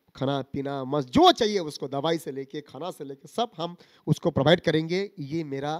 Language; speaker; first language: Hindi; non-native, local second language; Bangla